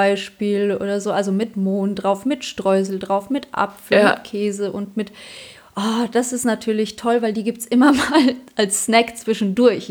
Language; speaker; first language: German; early bilingual, other home language; Polish